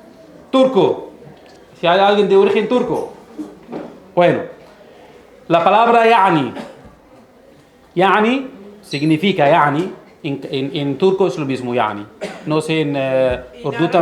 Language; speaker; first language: Spanish; non-native, fluent; Arabic